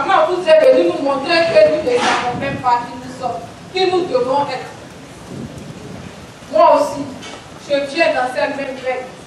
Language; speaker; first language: French; non-native, local second language; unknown